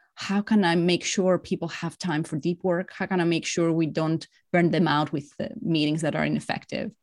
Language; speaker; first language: English; non-native, fluent; Greek